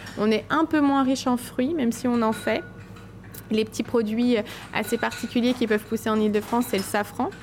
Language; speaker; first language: French; native; French